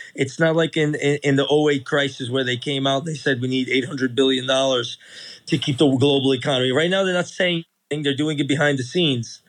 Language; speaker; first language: English; early bilingual, other home language; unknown